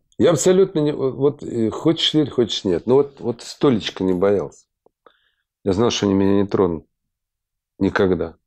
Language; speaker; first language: Russian; native; Russian